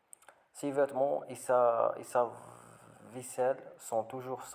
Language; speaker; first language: French; non-native, learner; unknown